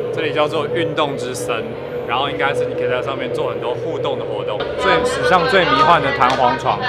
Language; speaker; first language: Chinese; native; Chinese